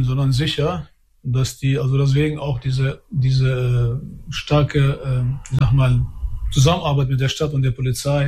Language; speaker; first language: German; early bilingual, other home language; Albanian